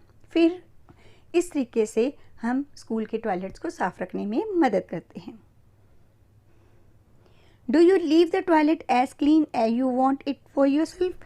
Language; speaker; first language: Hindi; native; Hindi